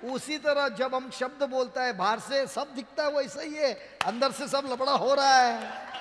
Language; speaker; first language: Hindi; non-native, local second language; Marathi